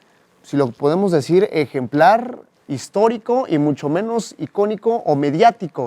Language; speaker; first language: Spanish; native; Spanish